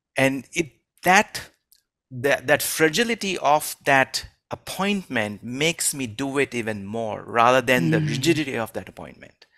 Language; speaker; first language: English; non-native, local second language; Hindi